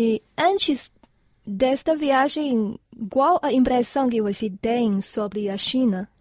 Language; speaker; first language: Portuguese; non-native, fluent; Chinese